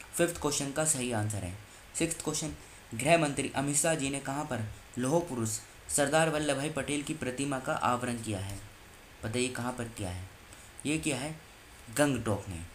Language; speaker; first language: Hindi; native; Hindi